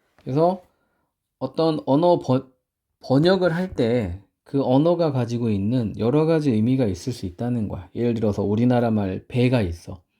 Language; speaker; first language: Korean; native; Korean